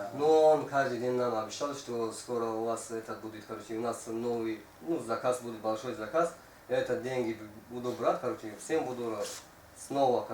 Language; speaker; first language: Russian; non-native, learner; Tajik